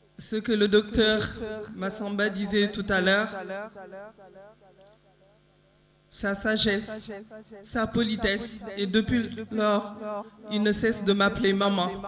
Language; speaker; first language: French; non-native, local second language; Wolof